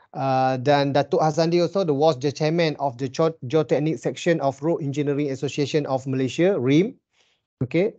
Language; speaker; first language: English; non-native, local second language; Malay